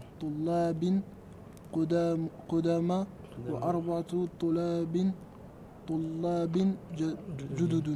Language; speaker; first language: Arabic; non-native, learner; French